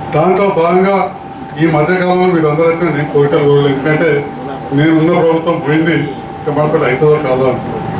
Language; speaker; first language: Telugu; native; Telugu